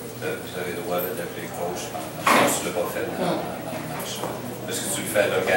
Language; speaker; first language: French; native; French